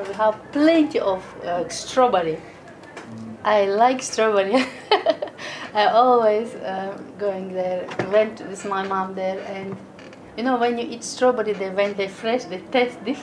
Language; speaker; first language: English; non-native, learner; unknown